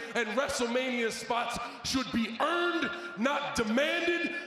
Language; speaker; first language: English; native; English